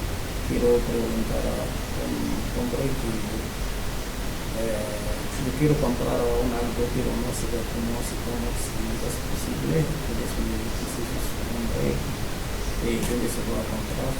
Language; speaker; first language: Spanish; non-native, learner; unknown